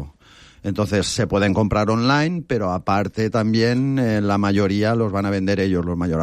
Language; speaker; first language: Spanish; native; Spanish